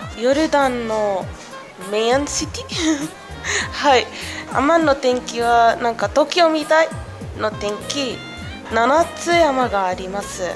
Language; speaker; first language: Japanese; non-native, learner; Arabic